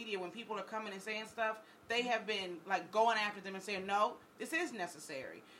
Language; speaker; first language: English; native; English